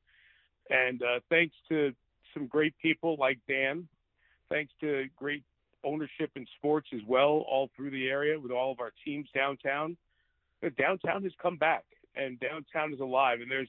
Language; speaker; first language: English; native; English